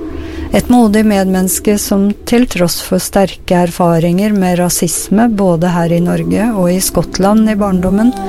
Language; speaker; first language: Norwegian; native; Norwegian